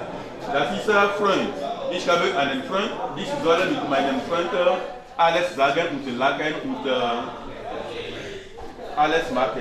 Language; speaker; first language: German; non-native, learner; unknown